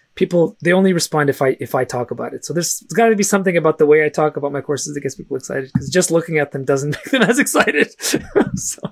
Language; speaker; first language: English; early bilingual, other home language; Russian